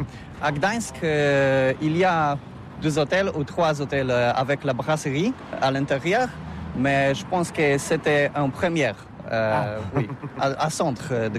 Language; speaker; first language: French; non-native, learner; Polish